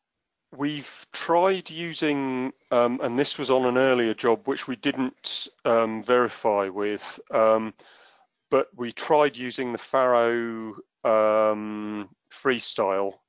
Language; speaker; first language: English; native; English